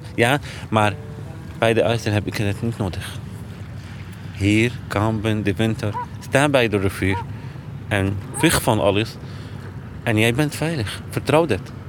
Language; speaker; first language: Dutch; non-native, learner; Arabic